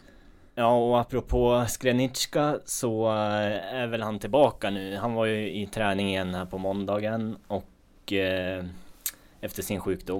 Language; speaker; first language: Swedish; native; Swedish